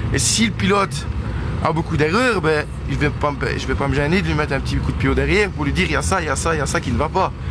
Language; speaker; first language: French; native; French